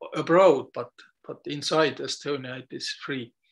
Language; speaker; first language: English; non-native, fluent; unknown